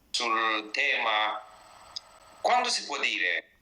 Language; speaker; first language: Italian; non-native, learner; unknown